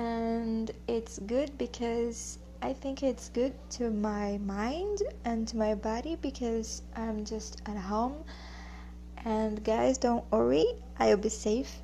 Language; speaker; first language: English; non-native, learner; Portuguese